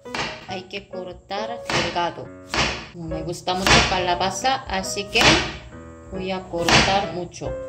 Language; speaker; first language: Spanish; non-native, fluent; Korean